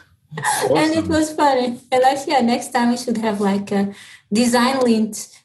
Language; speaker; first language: English; early bilingual, other home language; Portuguese